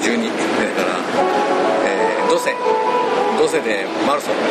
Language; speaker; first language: Spanish; non-native, learner; Japanese